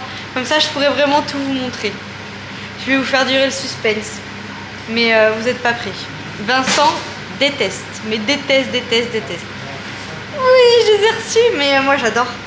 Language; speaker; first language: French; native; French